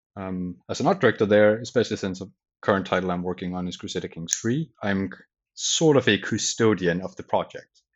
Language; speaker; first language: English; non-native, fluent; Danish